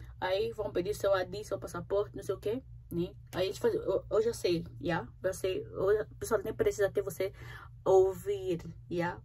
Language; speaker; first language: Portuguese; native; Portuguese